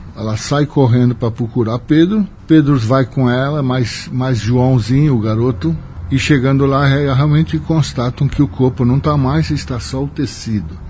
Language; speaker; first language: Portuguese; native; Portuguese